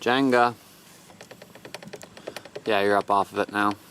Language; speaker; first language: English; native; English